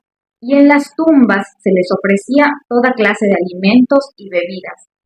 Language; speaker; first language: Spanish; native; Spanish